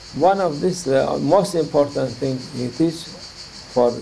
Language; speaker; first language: English; non-native, learner; Turkish